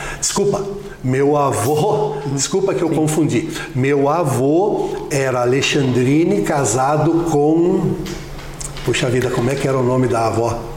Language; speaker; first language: Portuguese; non-native, local second language; Venetian